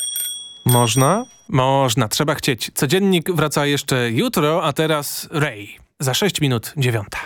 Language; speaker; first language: Polish; native; Polish